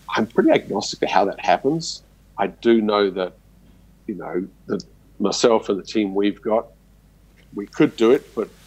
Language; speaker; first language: English; native; English